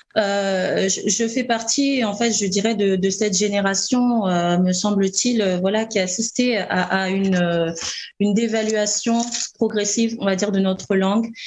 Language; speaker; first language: French; non-native, local second language; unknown